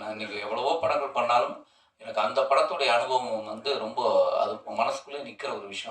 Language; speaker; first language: Tamil; native; Tamil